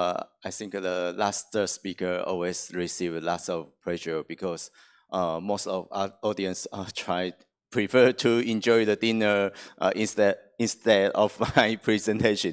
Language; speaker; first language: English; non-native, fluent; Chinese